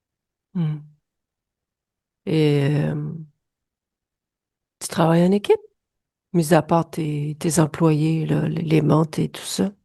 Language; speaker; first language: French; native; French